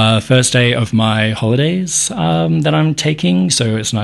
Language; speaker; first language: English; native; English